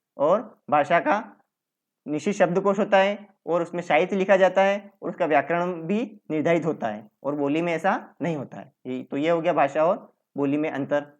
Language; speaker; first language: Hindi; native; Hindi